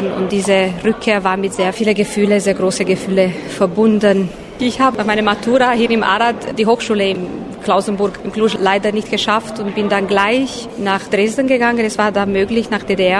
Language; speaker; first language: German; non-native, fluent; Romanian